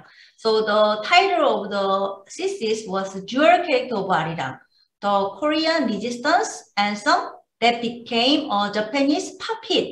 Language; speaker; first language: English; non-native, learner; Korean